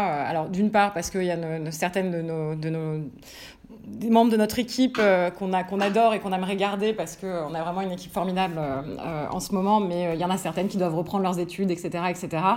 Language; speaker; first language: French; native; French